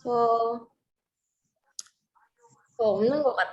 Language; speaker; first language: Korean; non-native, learner; Indonesian